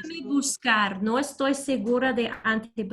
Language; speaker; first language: Spanish; non-native, learner; English